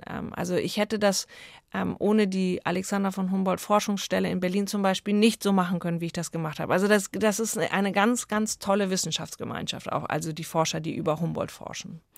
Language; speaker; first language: German; native; German